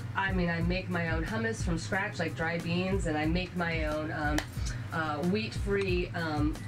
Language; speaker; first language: English; native; English